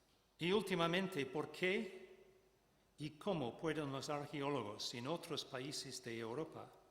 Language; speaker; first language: Spanish; non-native, fluent; English